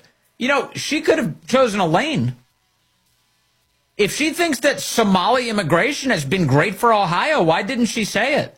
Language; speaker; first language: English; native; English